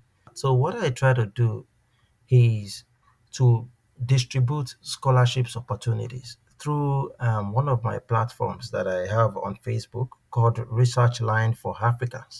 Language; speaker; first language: English; non-native, local second language; Yoruba